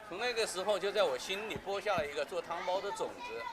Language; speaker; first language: Chinese; native; Chinese